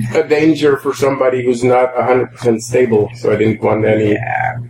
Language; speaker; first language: English; native; English